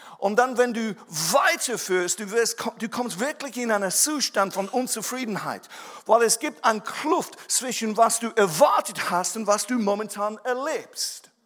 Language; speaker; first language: German; non-native, fluent; English